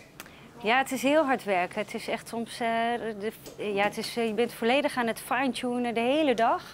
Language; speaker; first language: Dutch; native; Dutch